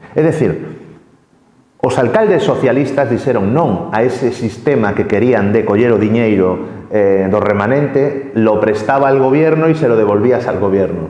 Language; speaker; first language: Spanish; native; Spanish